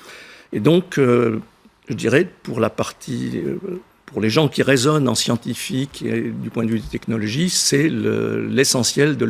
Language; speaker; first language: French; native; French